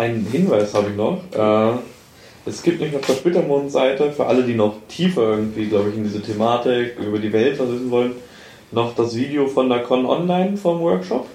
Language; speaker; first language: German; native; German